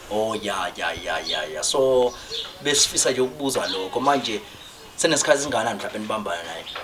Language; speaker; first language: Zulu; native; Zulu